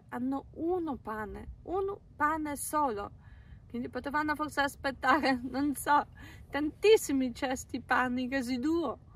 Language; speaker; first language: Italian; non-native, fluent; Polish